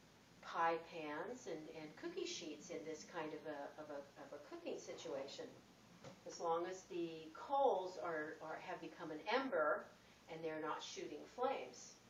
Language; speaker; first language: English; native; English